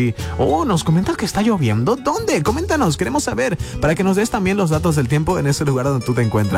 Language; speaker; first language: Spanish; native; Spanish